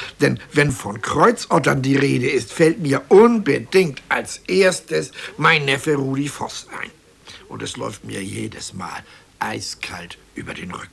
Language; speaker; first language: German; native; German